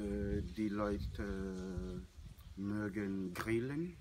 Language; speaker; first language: German; non-native, fluent; Portuguese